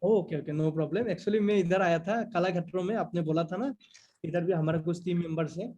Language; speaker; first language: Hindi; non-native, local second language; Assamese